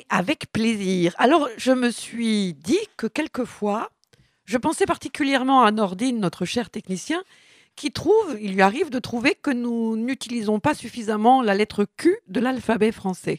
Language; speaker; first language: French; native; French